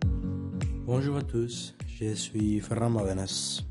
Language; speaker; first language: French; non-native, learner; Spanish